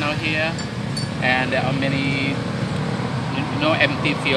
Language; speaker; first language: English; non-native, fluent; Indonesian